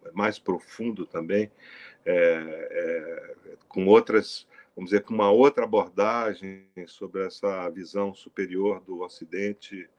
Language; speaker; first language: Portuguese; native; Portuguese